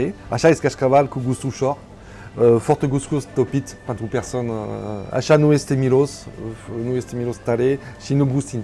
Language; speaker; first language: Romanian; non-native, learner; French